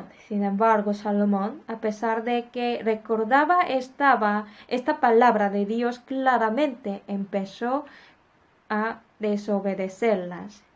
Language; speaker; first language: Spanish; non-native, fluent; Korean